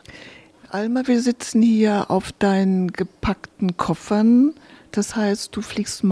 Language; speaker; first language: German; native; German